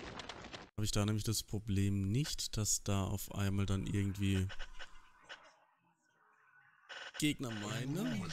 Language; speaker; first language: German; native; German